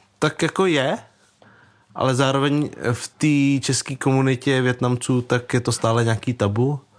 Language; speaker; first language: Czech; early bilingual, other home language; Vietnamese